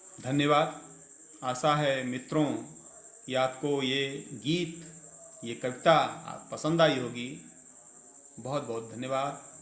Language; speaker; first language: Hindi; native; Hindi